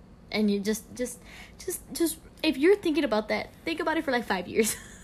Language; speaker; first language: English; early bilingual, other home language; Spanish